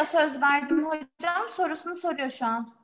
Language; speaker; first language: Turkish; native; Turkish